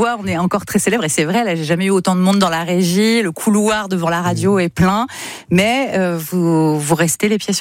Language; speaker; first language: French; native; French